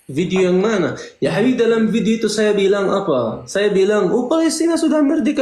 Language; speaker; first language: Indonesian; non-native, fluent; Arabic